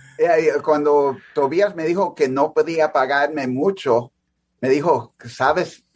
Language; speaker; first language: Spanish; early bilingual, heritage; English